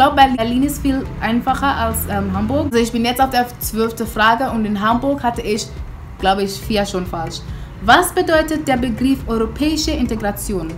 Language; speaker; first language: German; non-native, fluent; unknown